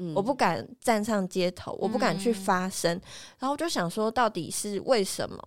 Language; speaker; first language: Chinese; native; Chinese